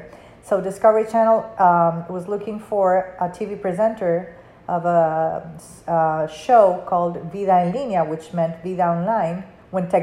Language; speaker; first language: English; non-native, fluent; Spanish